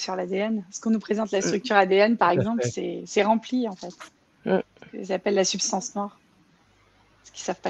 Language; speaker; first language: French; native; French